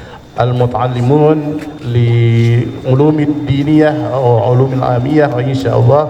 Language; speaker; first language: Arabic; non-native, fluent; Indonesian